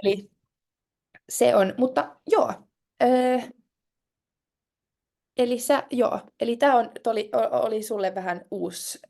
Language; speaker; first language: Finnish; non-native, local second language; Swedish